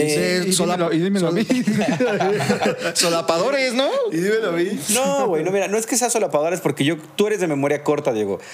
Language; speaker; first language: Spanish; native; Spanish